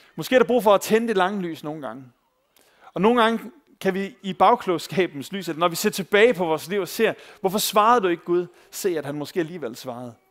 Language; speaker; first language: Danish; native; Danish